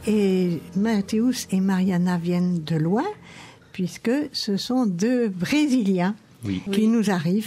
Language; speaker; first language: French; native; French